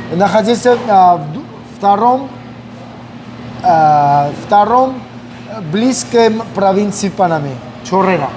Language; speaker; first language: Russian; non-native, local second language; Armenian